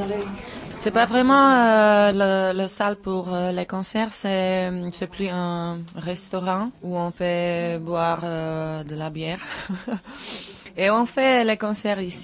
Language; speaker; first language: French; non-native, learner; Czech